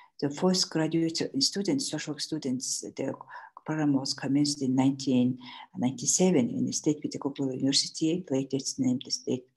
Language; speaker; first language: English; non-native, learner; Mongolian